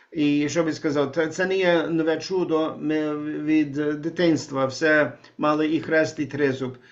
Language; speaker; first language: Ukrainian; early bilingual, heritage; Ukrainian